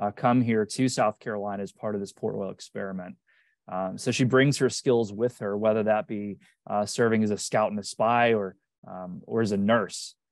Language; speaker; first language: English; native; English